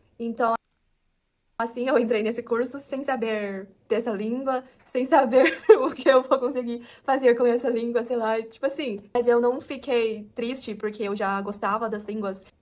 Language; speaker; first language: Portuguese; non-native, fluent; Chinese